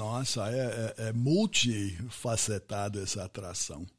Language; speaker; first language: Portuguese; non-native, fluent; English